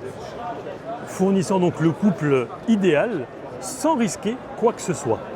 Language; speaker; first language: French; native; French